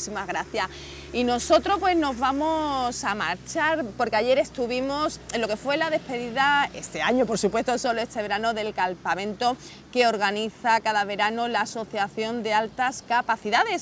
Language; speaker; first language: Spanish; native; Spanish